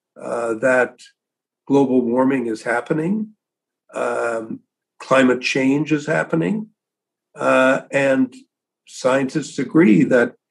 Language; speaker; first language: English; native; English